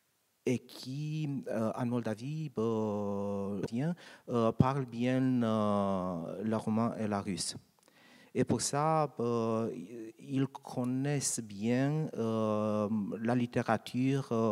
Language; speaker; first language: French; non-native, learner; Romanian